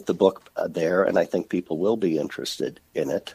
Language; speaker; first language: English; native; English